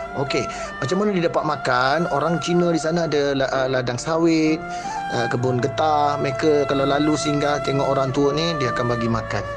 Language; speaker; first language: Malay; non-native, local second language; Tamil